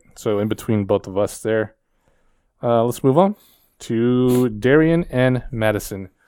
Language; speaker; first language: English; early bilingual, other home language; Filipino